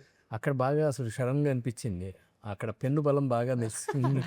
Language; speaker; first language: Telugu; native; Telugu